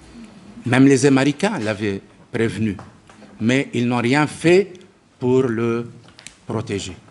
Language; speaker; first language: French; non-native, local second language; Arabic